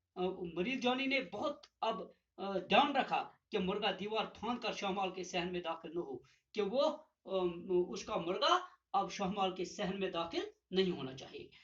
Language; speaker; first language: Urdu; non-native, local second language; Gujari